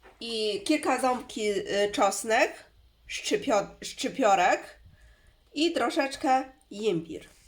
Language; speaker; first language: Polish; non-native, learner; Chinese